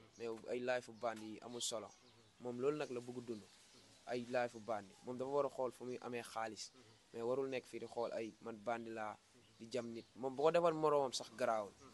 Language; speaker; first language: Wolof; native; Wolof